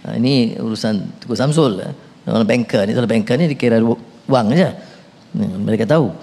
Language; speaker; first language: Malay; native; Malay